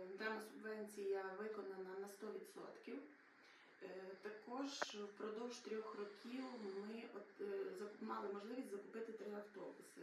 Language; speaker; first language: Ukrainian; native; Ukrainian